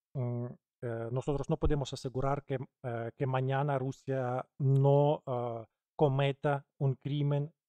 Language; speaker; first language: Spanish; non-native, fluent; Ukrainian